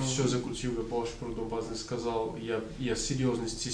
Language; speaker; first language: Russian; non-native, learner; Portuguese